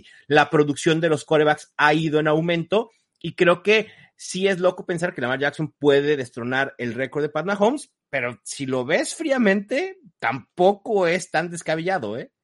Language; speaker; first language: Spanish; native; Spanish